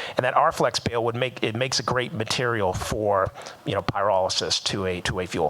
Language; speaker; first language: English; native; English